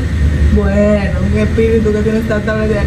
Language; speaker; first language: Spanish; native; Spanish